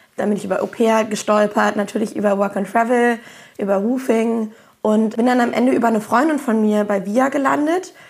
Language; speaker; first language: German; native; German